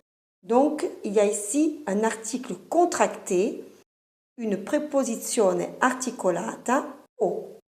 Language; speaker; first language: French; non-native, fluent; Italian